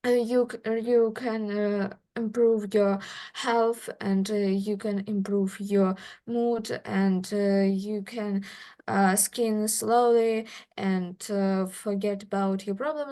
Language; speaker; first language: English; non-native, learner; Russian